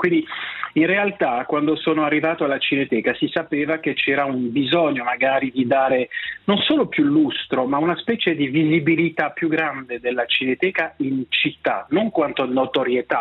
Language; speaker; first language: Italian; non-native, local second language; French